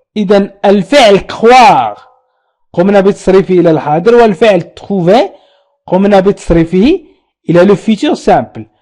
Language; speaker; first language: Arabic; native; Arabic